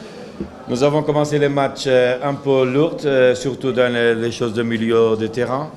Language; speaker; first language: French; non-native, local second language; Arabic